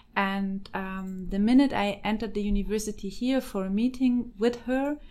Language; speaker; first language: English; non-native, fluent; German